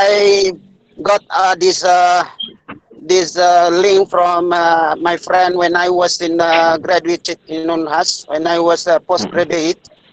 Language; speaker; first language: English; non-native, learner; Indonesian